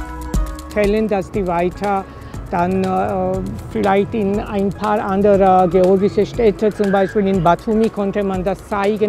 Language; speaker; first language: German; non-native, learner; Georgian